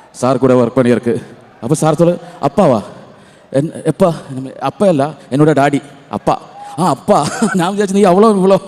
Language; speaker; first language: Tamil; non-native, learner; Malayalam